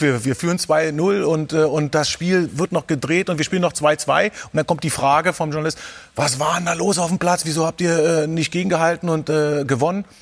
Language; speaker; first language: German; native; German